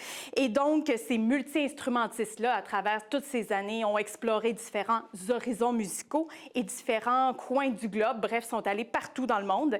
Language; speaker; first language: French; native; French